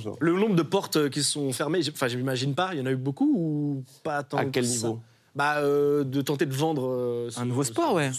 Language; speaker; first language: French; native; French